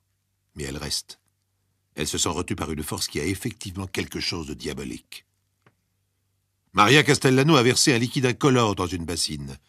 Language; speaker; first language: French; native; French